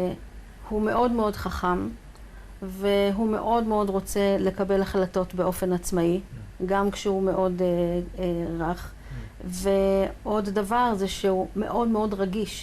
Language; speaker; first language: Hebrew; native; Hebrew